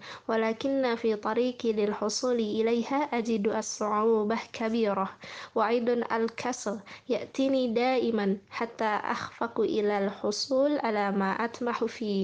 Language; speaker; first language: Arabic; non-native, learner; Indonesian